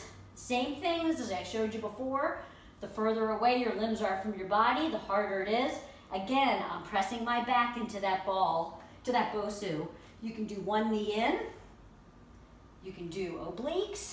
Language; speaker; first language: English; native; English